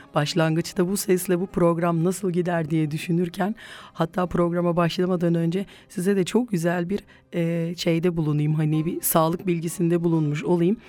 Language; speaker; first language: Turkish; native; Turkish